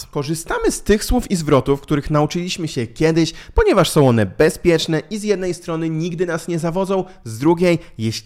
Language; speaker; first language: Polish; native; Polish